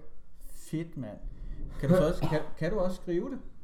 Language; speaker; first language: Danish; native; Danish